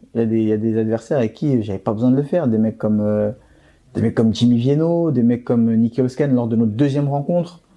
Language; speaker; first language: French; early bilingual, other home language; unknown